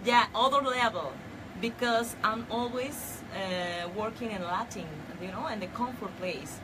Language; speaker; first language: English; non-native, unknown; Spanish